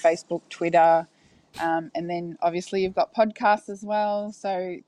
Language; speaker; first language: English; native; English